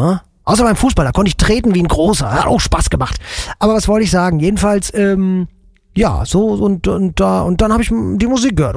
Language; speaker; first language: German; native; German